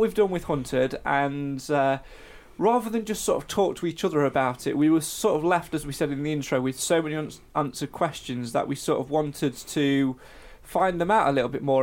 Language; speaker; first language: English; native; English